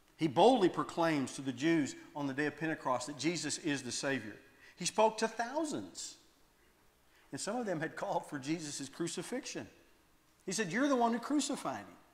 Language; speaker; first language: English; native; English